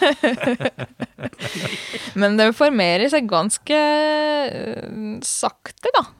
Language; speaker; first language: Norwegian; non-native, fluent; Hungarian